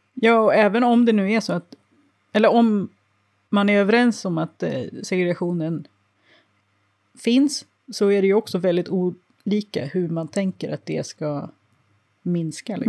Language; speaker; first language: Swedish; native; Swedish